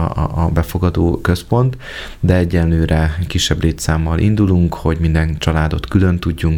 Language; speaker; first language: Hungarian; native; Hungarian